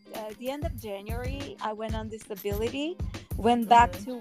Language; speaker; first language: English; early bilingual, other home language; Armenian